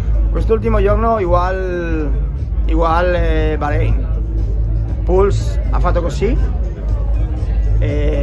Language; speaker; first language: Italian; non-native, learner; Spanish